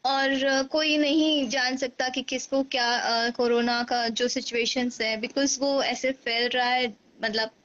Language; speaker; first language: Hindi; native; Hindi